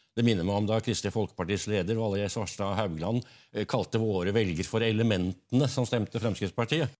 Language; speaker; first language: Norwegian; native; Norwegian